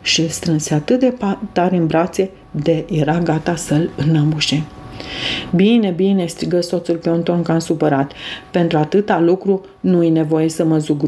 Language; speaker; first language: Romanian; native; Romanian